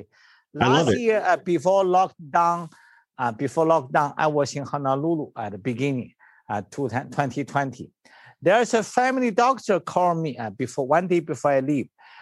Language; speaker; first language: English; non-native, learner; Chinese